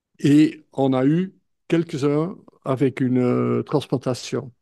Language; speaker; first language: French; non-native, local second language; Dutch